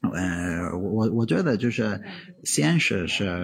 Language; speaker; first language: Chinese; non-native, fluent; Italian